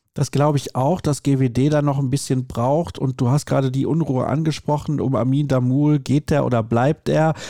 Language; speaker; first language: German; native; German